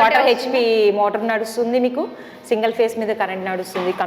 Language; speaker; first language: Telugu; native; Telugu